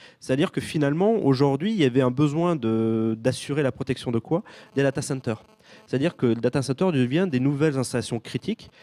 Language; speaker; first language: French; native; French